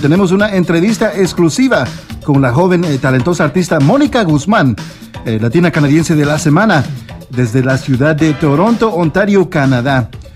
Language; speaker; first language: Spanish; native; Spanish